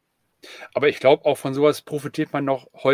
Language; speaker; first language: German; native; German